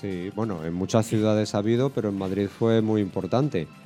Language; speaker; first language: Spanish; native; Spanish